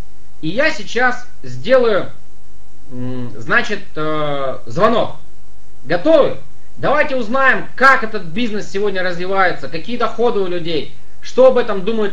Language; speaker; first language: Russian; native; Russian